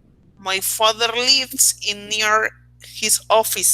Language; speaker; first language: English; non-native, learner; Spanish